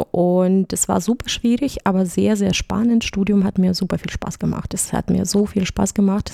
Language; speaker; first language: German; non-native, fluent; Russian